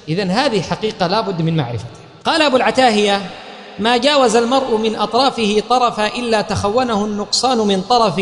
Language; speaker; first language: Arabic; native; Arabic